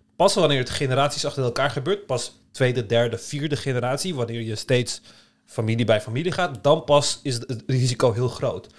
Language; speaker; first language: Dutch; early bilingual, other home language; Turkish